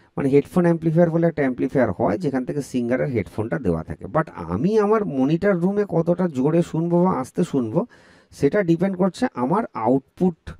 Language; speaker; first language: Bangla; native; Bangla